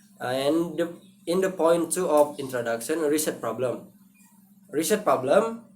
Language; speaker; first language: English; non-native, learner; Indonesian